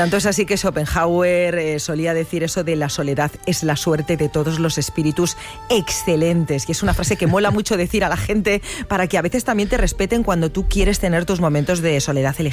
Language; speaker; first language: Spanish; native; Spanish